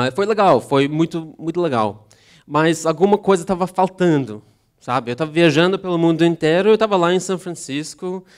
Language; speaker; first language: Portuguese; non-native, fluent; Russian